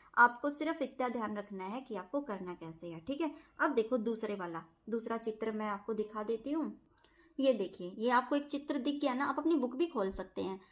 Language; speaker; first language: Hindi; native; Hindi